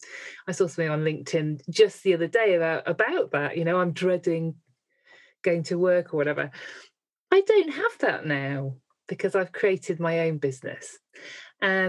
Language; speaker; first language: English; native; English